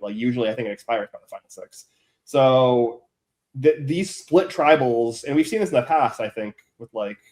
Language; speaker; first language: English; native; English